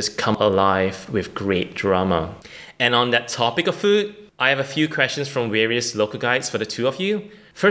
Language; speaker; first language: English; non-native, local second language; Chinese